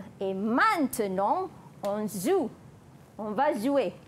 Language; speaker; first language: French; non-native, fluent; Malay